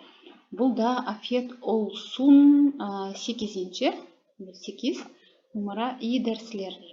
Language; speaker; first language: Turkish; non-native, fluent; Kazakh